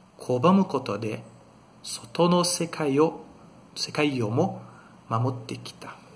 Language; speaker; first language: Japanese; non-native, fluent; Portuguese